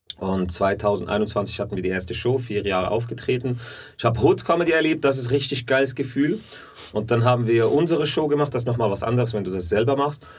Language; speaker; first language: German; native; German